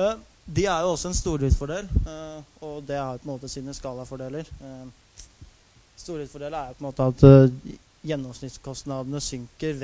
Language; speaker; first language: Norwegian; native; Norwegian